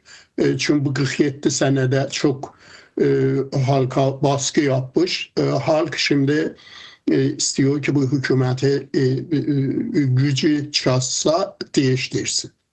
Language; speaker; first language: Turkish; non-native, fluent; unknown